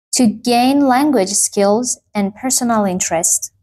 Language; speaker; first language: English; non-native, fluent; Persian